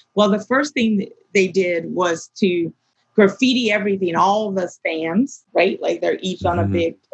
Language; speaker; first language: English; native; English